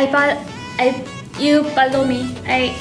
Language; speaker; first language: English; non-native, learner; Korean